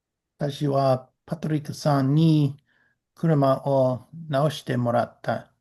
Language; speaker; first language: Japanese; non-native, learner; English